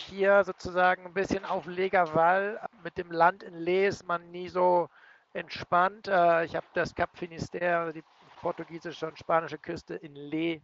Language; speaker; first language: German; native; German